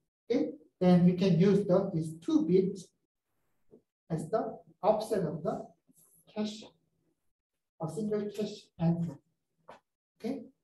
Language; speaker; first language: English; non-native, fluent; Korean